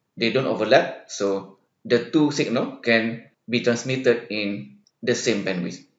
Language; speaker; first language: English; non-native, local second language; Malay